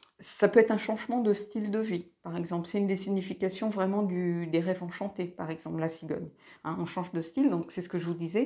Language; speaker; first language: French; native; French